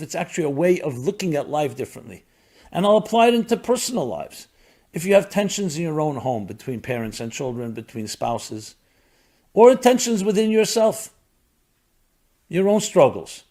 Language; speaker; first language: English; native; English